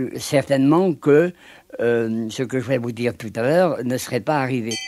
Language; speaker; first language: French; native; French